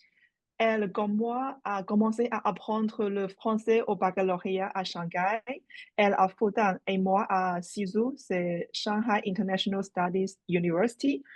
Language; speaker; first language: French; non-native, fluent; Chinese